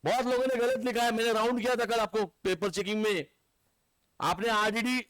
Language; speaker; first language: Hindi; non-native, local second language; Marathi